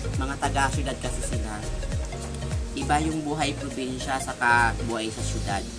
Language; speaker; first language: Filipino; non-native, local second language; Bikol